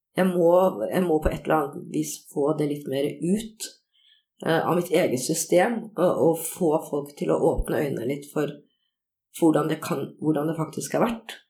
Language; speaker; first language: Norwegian; early bilingual, other home language; Korean